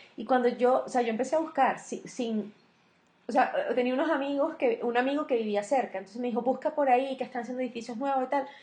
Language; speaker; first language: Spanish; native; Spanish